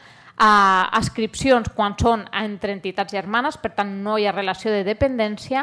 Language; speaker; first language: Catalan; native; Catalan